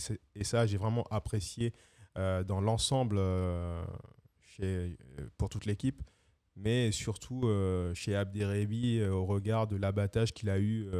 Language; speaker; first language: French; native; French